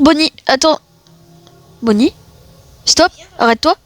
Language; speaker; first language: French; native; French